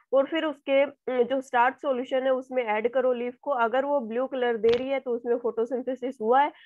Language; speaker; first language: Hindi; native; Hindi